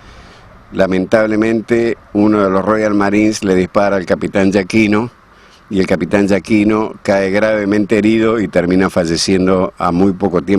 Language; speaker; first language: Spanish; native; Spanish